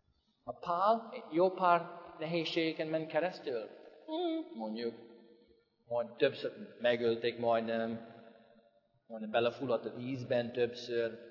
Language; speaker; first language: Hungarian; non-native, fluent; English